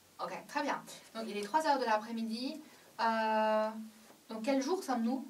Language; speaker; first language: French; non-native, learner; Chinese